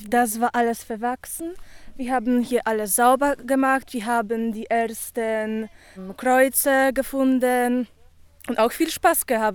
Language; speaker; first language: German; non-native, local second language; Polish